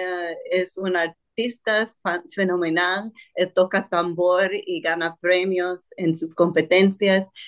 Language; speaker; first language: Spanish; non-native, fluent; English